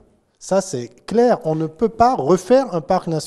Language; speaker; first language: French; native; French